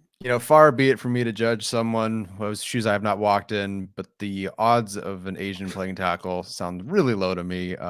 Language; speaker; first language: English; native; English